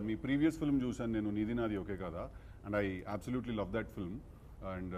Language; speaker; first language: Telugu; native; Telugu